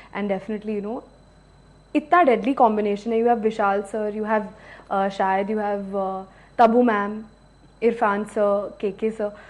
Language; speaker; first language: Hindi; native; Hindi